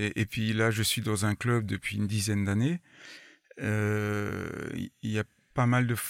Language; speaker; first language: French; native; French